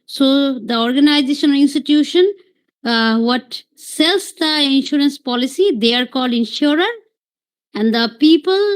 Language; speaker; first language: English; non-native, local second language; Bangla